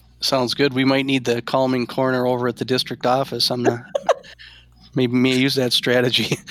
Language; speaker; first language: English; native; English